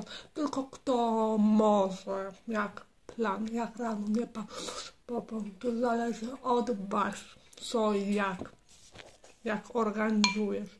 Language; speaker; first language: Polish; non-native, learner; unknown